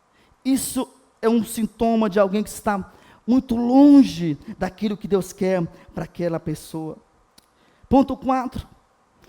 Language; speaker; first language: Portuguese; native; Portuguese